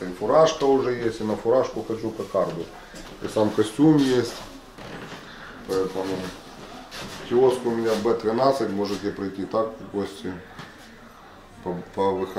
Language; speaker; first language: Russian; native; Russian